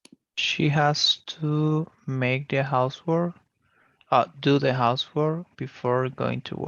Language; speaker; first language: English; non-native, learner; Portuguese